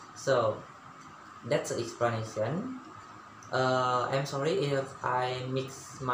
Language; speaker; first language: English; non-native, learner; Balinese